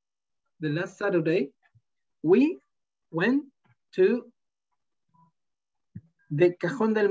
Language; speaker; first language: English; non-native, learner; Spanish